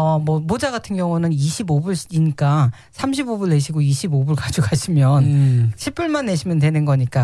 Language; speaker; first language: Korean; native; Korean